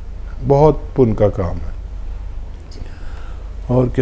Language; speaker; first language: Hindi; native; Hindi